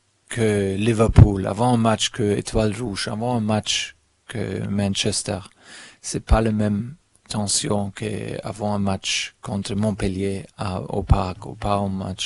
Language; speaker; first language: French; non-native, fluent; German